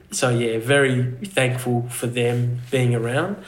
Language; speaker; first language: English; native; English